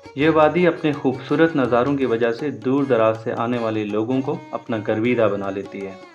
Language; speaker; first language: Urdu; non-native, local second language; Punjabi